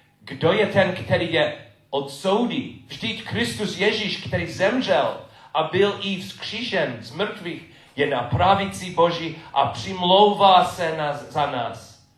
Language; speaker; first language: Czech; non-native, fluent; English